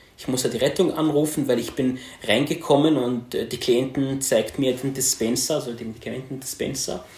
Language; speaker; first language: German; non-native, fluent; Arabic